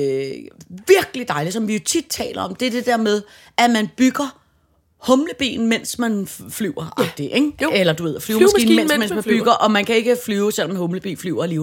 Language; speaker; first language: Danish; native; Danish